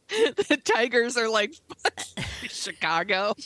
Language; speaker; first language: English; native; English